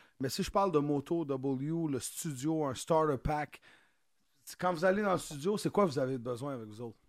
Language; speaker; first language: French; native; French